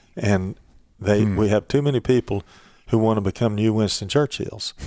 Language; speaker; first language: English; native; English